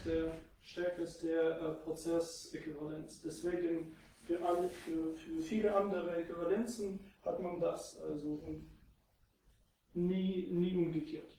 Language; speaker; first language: German; non-native, fluent; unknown